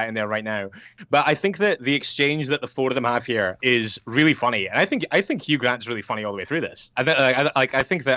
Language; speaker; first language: English; native; English